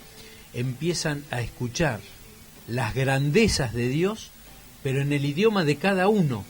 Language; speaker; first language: Spanish; native; Spanish